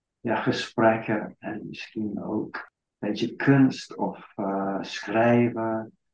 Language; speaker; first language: Dutch; non-native, fluent; English